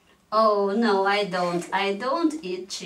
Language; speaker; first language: English; non-native, fluent; Russian